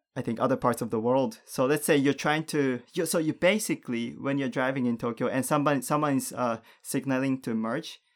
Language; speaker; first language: English; non-native, fluent; Japanese